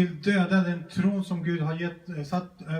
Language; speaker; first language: Swedish; early bilingual, other home language; Spanish